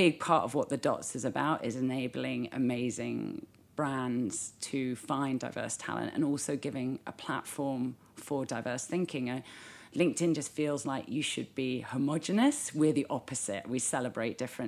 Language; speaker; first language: English; native; English